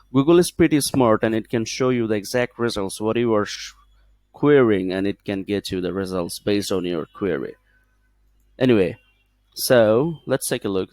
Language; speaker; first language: English; non-native, local second language; Bangla